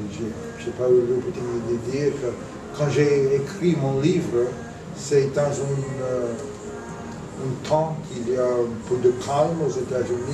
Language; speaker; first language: French; non-native, fluent; English